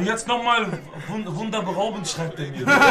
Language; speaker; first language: German; early bilingual, other home language; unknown